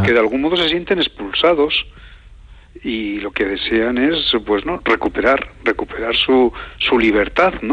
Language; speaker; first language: Spanish; native; Spanish